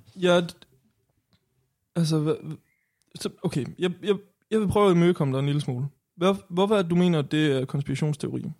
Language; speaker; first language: Danish; native; Danish